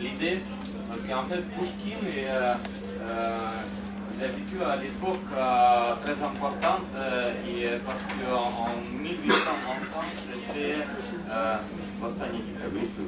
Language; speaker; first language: French; non-native, fluent; Russian